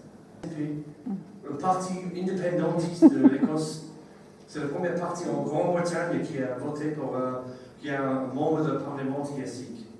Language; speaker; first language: French; non-native, learner; English